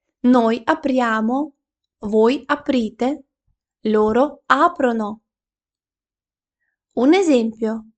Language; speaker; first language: Italian; non-native, fluent; Ukrainian